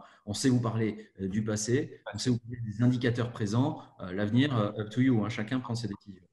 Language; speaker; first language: French; native; French